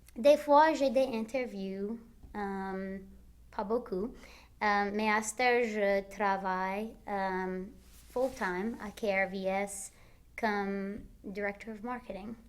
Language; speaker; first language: French; non-native, local second language; English